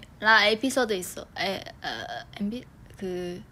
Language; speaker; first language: Korean; non-native, fluent; Chinese